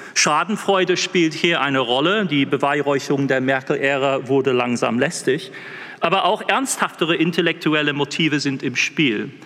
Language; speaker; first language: German; non-native, fluent; English